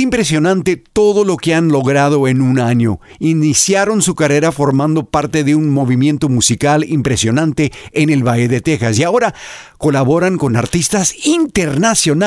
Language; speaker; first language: Spanish; early bilingual, heritage; Spanish